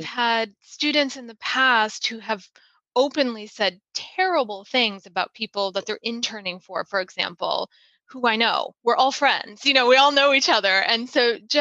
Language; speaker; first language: English; native; English